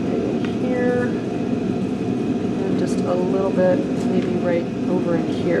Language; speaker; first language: English; native; English